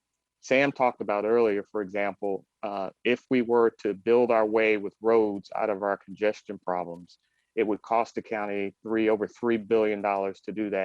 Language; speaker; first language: English; native; English